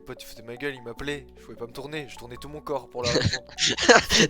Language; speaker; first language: French; native; French